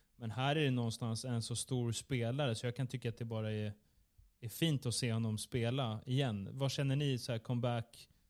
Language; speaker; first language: Swedish; native; Swedish